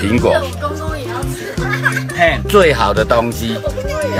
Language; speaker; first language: Chinese; native; Chinese